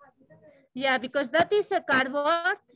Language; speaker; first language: English; non-native, learner; Spanish